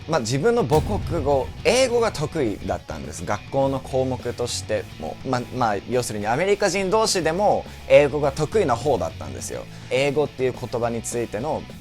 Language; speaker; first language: Japanese; non-native, fluent; English